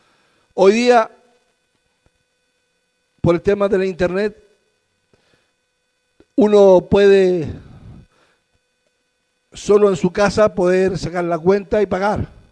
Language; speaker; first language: Spanish; native; Spanish